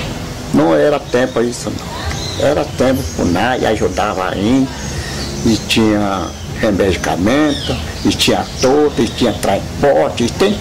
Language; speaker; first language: Portuguese; non-native, local second language; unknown